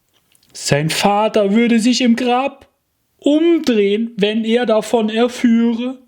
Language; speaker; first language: German; native; German